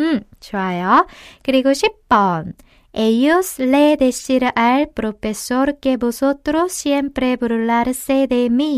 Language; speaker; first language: Spanish; non-native, fluent; Korean